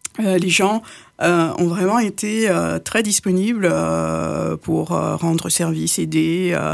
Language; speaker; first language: French; non-native, local second language; Morisyen